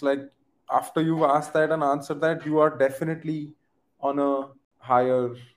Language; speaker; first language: English; non-native, local second language; Hindi